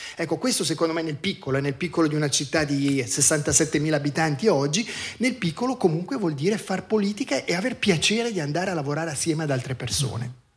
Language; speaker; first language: Italian; native; Italian